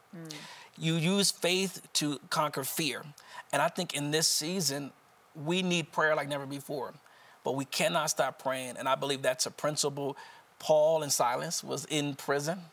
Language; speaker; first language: English; native; English